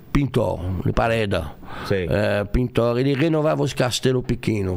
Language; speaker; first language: Portuguese; non-native, fluent; French